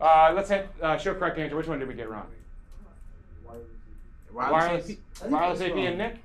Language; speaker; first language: English; native; English